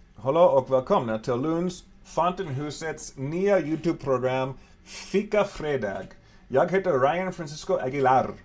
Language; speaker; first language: Swedish; non-native, learner; English